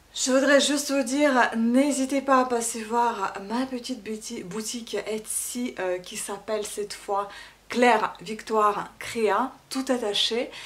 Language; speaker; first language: French; non-native, fluent; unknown